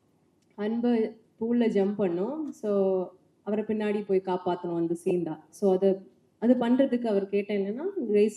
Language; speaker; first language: Tamil; non-native, learner; Malayalam